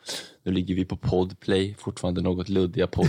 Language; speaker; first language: Swedish; native; Swedish